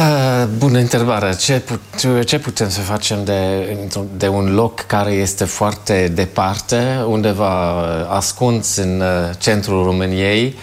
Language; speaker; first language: Romanian; non-native, fluent; German